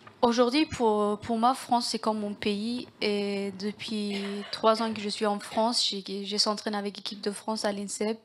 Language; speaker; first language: French; non-native, learner; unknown